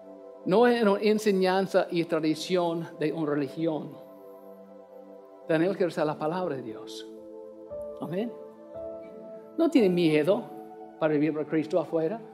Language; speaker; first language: Spanish; non-native, learner; English